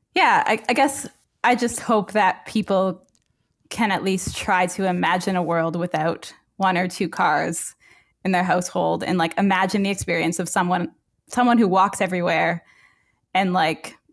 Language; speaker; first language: English; native; English